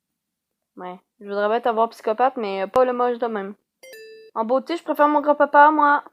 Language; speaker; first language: French; native; French